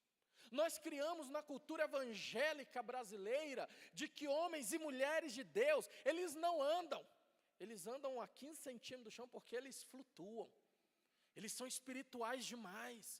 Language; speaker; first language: Portuguese; native; Portuguese